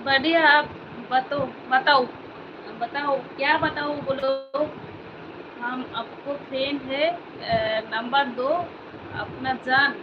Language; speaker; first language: Hindi; non-native, local second language; Bangla